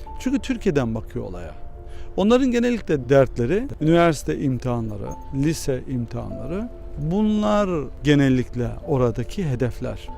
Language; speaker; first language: Turkish; early bilingual, heritage; Turkish